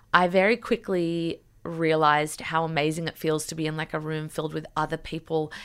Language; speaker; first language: English; native; English